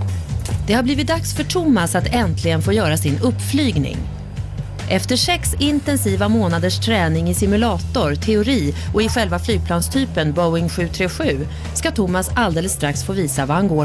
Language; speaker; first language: Swedish; native; Swedish